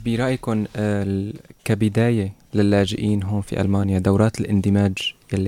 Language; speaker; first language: Arabic; native; Arabic